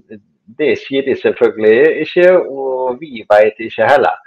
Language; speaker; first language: Norwegian; non-native, fluent; German